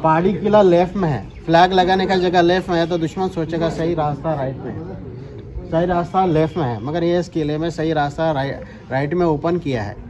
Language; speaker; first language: Hindi; non-native, local second language; Marathi